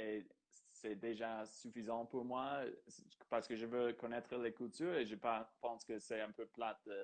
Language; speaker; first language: French; non-native, fluent; English